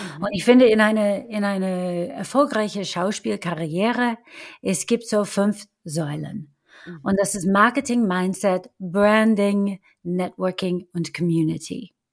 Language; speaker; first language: German; non-native, fluent; English